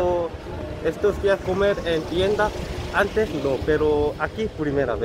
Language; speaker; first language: Spanish; non-native, learner; Korean